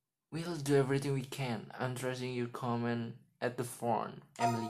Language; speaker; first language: English; non-native, learner; Indonesian